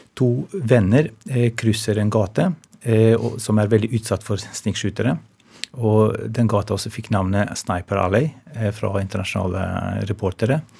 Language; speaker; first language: Norwegian; non-native, fluent; Albanian